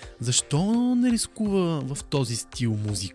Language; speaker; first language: Bulgarian; native; Bulgarian